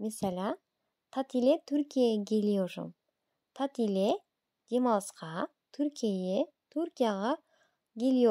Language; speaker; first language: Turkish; non-native, fluent; Kazakh